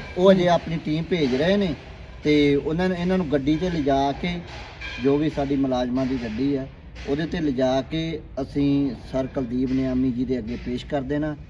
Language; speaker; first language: Punjabi; native; Punjabi